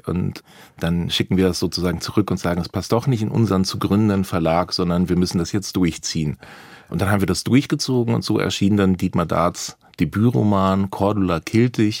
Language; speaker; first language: German; native; German